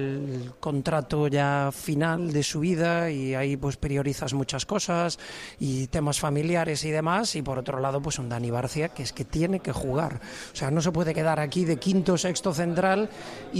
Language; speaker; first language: Spanish; native; Spanish